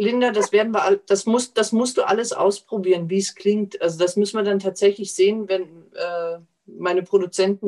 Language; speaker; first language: German; native; German